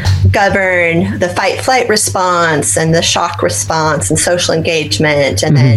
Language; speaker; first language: English; native; English